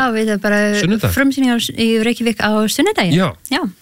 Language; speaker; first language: Icelandic; non-native, learner; English